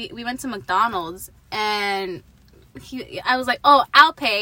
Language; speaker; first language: English; native; English